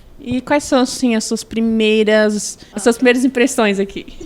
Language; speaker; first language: Portuguese; native; Portuguese